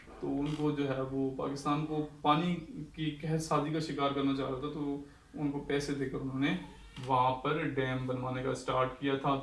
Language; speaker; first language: Urdu; non-native, local second language; Sindhi